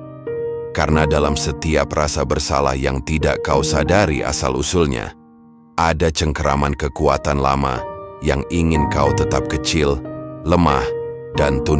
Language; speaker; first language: Indonesian; native; Indonesian